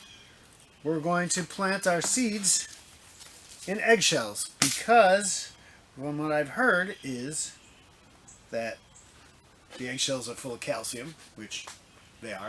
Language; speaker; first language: English; native; English